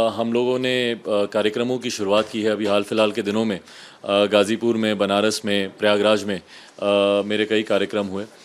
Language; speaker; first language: Hindi; native; Hindi